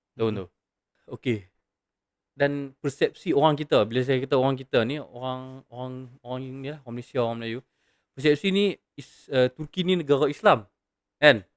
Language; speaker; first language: Malay; native; Malay